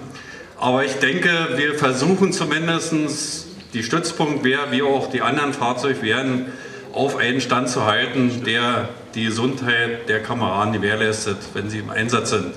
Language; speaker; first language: German; native; German